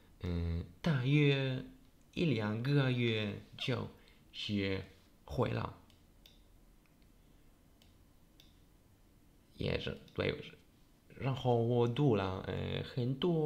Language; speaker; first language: Chinese; non-native, learner; Polish